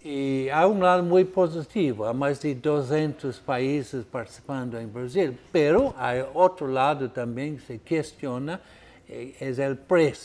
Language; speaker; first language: Spanish; non-native, fluent; Portuguese